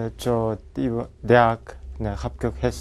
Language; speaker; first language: Korean; non-native, learner; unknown